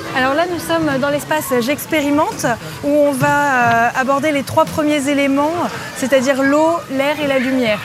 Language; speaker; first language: French; native; French